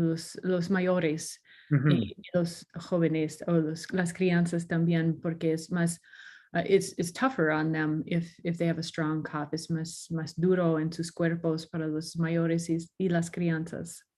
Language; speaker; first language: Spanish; non-native, learner; English